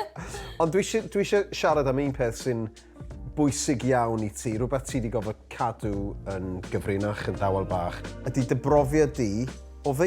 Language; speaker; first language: Welsh; native; Welsh